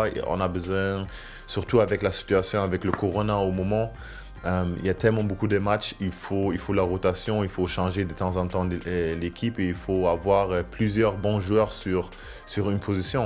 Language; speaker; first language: French; non-native, fluent; German